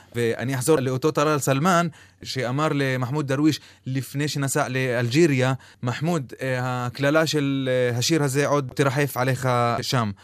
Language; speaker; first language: Hebrew; non-native, local second language; Arabic